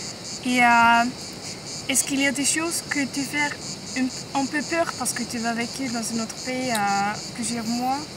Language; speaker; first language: French; non-native, learner; Icelandic